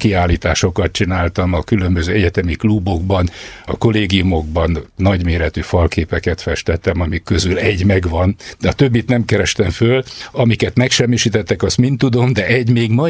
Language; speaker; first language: Hungarian; native; Hungarian